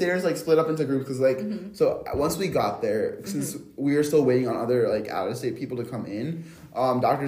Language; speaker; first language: English; native; English